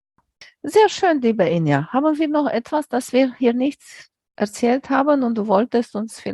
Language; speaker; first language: German; non-native, fluent; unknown